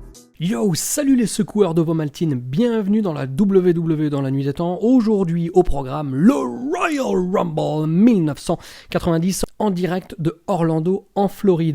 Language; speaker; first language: French; native; French